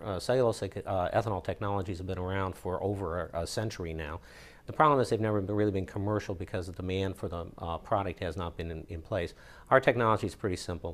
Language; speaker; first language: English; native; English